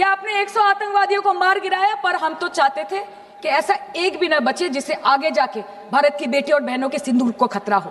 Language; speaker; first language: Hindi; non-native, local second language; Bangla